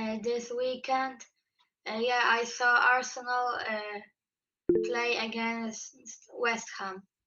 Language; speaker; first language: English; non-native, fluent; Polish